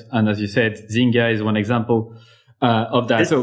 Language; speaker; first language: English; non-native, fluent; French